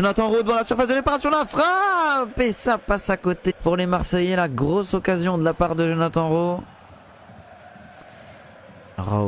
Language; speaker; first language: French; native; French